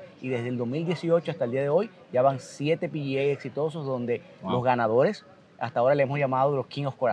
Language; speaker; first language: Spanish; native; Spanish